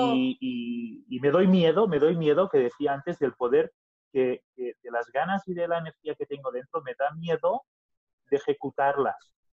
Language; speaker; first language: Spanish; non-native, local second language; Catalan